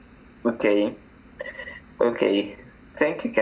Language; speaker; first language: English; non-native, learner; Spanish